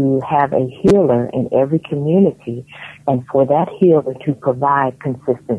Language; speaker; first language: English; native; English